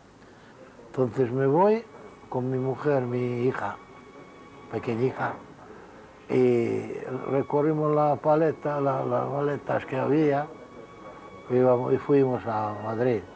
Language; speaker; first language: Spanish; non-native, fluent; Hungarian